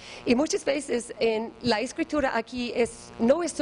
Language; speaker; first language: Spanish; non-native, learner; English